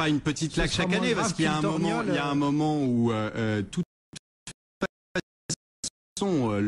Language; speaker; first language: French; native; French